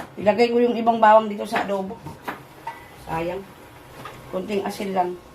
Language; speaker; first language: Filipino; native; Filipino